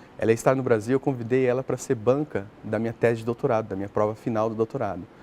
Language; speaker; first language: Portuguese; native; Portuguese